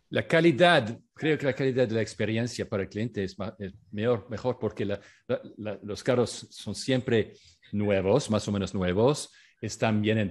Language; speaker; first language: Spanish; non-native, fluent; French